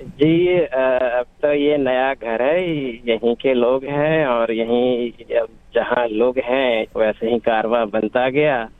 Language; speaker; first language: Urdu; non-native, local second language; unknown